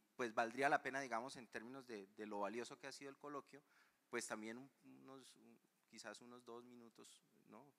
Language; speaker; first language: Spanish; native; Spanish